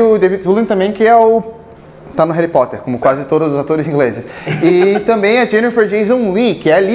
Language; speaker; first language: Portuguese; native; Portuguese